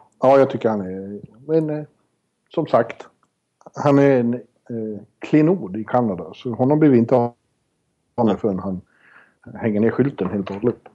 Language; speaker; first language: Swedish; native; Swedish